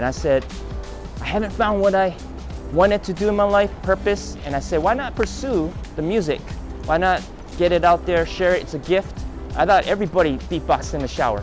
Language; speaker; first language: English; native; English